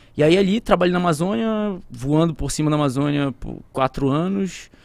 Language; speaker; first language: Portuguese; native; Portuguese